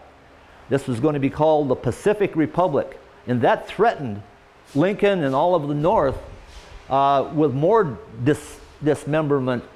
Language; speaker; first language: English; native; English